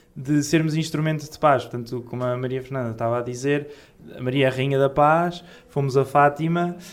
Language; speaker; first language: Portuguese; native; Portuguese